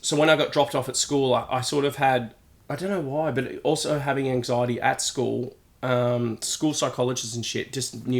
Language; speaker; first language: English; native; English